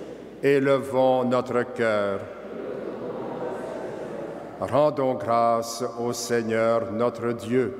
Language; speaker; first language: French; native; French